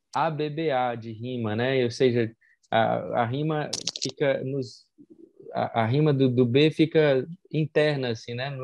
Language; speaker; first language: Portuguese; native; Portuguese